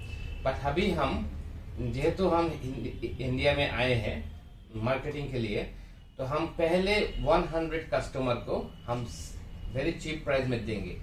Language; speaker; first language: Hindi; non-native, learner; Bangla